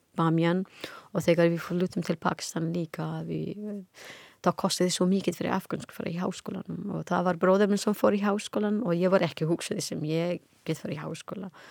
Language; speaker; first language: Icelandic; non-native, learner; Persian